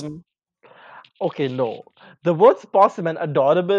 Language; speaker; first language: English; non-native, local second language; Hindi